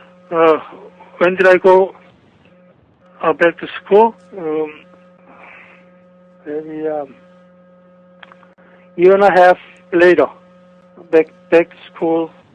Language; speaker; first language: English; non-native, learner; Korean